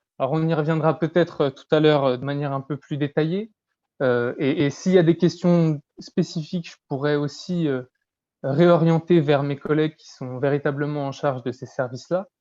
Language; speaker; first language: French; native; French